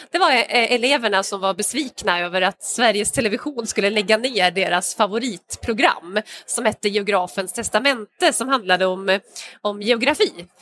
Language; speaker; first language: Swedish; native; Swedish